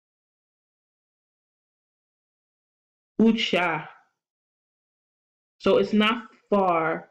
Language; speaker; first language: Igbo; non-native, learner; English